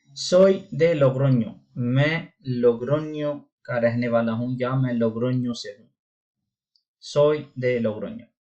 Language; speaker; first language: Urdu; non-native, local second language; Punjabi